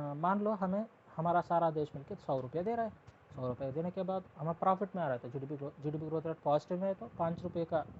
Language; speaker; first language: Hindi; non-native, local second language; Telugu